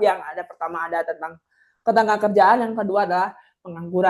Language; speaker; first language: Indonesian; native; Indonesian